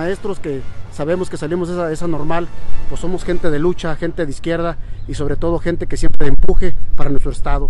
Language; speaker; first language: Spanish; native; Spanish